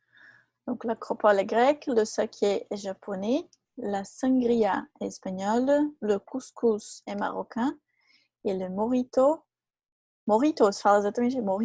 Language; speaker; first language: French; non-native, fluent; Portuguese